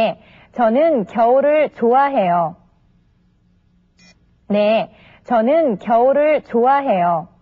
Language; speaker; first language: Korean; non-native, learner; Vietnamese